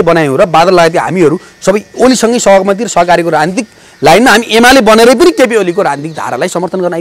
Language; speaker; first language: Nepali; native; Nepali